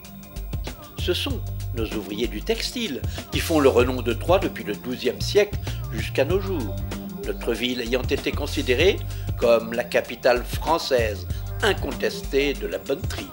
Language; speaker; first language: French; native; French